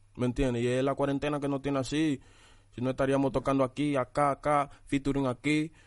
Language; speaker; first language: Spanish; early bilingual, other home language; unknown